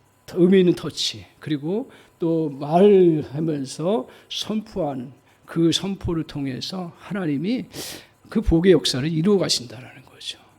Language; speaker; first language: Korean; native; Korean